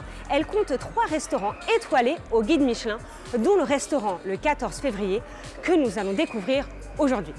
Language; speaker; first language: French; native; French